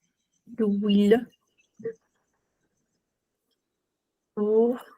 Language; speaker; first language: French; non-native, fluent; Spanish